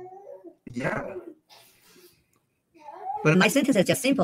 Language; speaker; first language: English; non-native, learner; Chinese